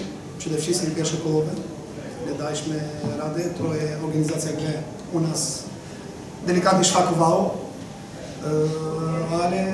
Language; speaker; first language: Polish; non-native, learner; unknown